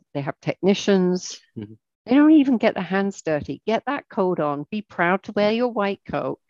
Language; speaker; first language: English; native; English